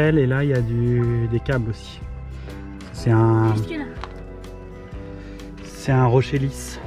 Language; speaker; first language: French; native; French